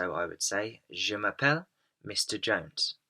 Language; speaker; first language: French; non-native, fluent; English